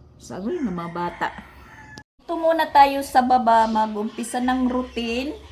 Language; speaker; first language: Filipino; non-native, local second language; Waray